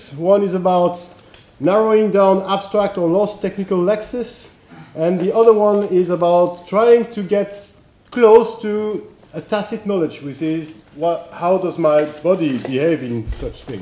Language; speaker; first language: English; non-native, fluent; French